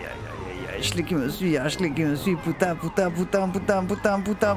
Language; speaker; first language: French; native; French